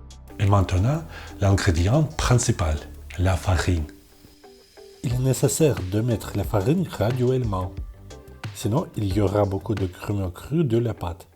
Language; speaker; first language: French; non-native, fluent; Russian